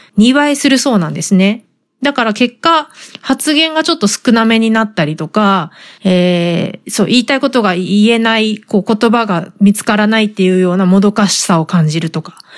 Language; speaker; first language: Japanese; native; Japanese